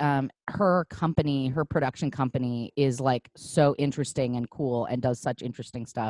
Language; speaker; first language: English; native; English